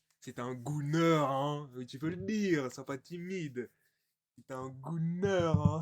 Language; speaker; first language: French; native; French